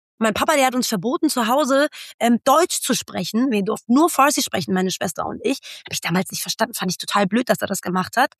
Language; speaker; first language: German; early bilingual, other home language; Persian